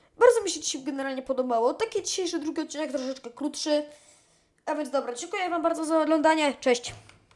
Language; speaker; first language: Polish; native; Polish